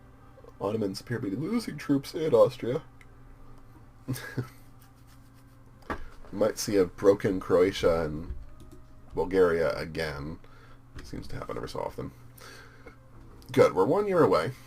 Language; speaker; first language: English; native; English